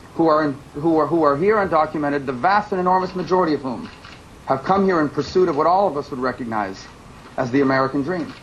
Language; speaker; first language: English; early bilingual, other home language; Spanish